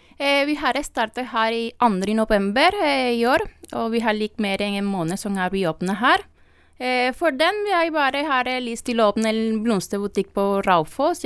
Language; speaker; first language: Norwegian; non-native, learner; Spanish